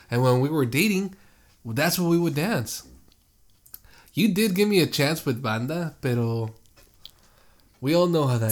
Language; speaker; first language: English; early bilingual, other home language; Spanish